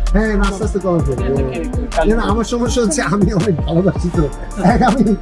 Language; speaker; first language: Bangla; native; Bangla